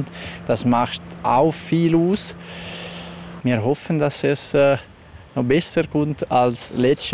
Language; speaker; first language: German; non-native, local second language; Italian